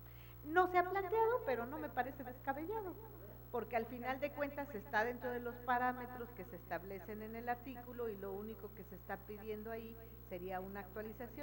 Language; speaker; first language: Spanish; native; Spanish